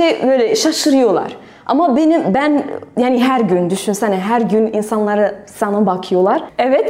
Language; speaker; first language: Turkish; non-native, learner; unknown